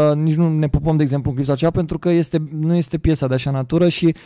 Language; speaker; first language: Romanian; native; Romanian